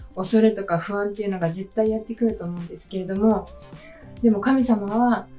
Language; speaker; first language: Japanese; native; Japanese